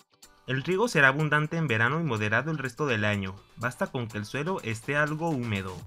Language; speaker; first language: Spanish; native; Spanish